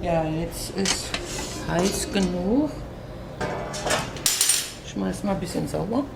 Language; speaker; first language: German; non-native, learner; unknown